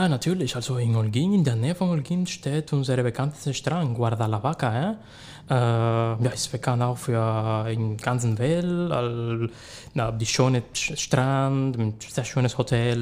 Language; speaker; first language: German; non-native, learner; Spanish